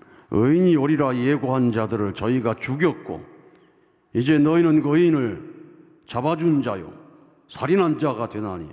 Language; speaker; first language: Korean; native; Korean